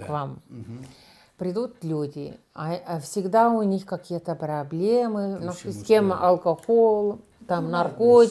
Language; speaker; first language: Russian; non-native, learner; Estonian